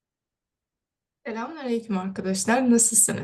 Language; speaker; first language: Turkish; non-native, fluent; Uzbek